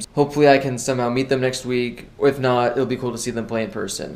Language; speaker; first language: English; native; English